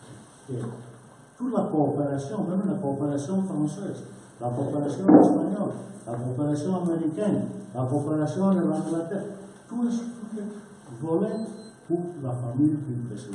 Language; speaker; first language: French; non-native, learner; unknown